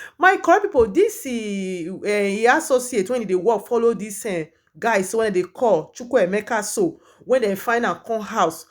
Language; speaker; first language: Nigerian Pidgin; native; Nigerian Pidgin